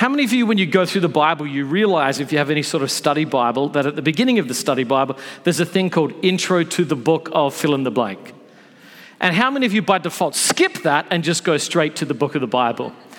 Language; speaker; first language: English; native; English